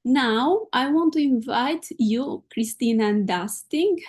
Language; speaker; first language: English; non-native, fluent; Albanian